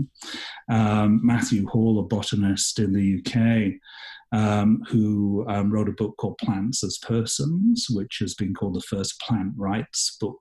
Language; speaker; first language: English; native; English